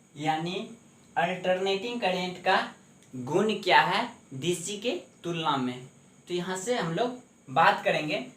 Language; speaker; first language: Hindi; native; Hindi